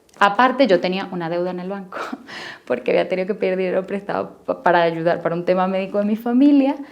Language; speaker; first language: Spanish; native; Spanish